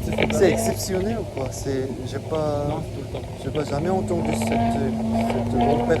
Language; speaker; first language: French; non-native, fluent; Korean